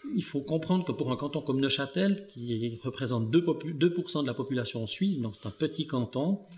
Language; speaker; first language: French; native; French